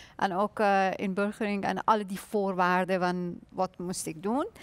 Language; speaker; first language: Dutch; non-native, learner; Persian